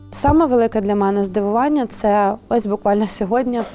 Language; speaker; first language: Ukrainian; native; Ukrainian